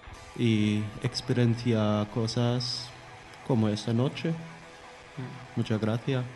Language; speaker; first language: Spanish; non-native, learner; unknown